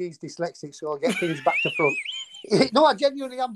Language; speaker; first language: English; native; English